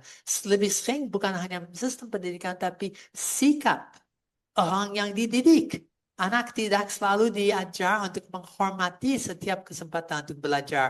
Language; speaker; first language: Indonesian; non-native, fluent; English